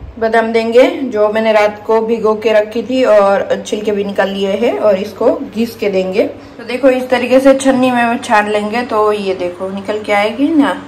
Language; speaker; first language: Hindi; non-native, local second language; Gujarati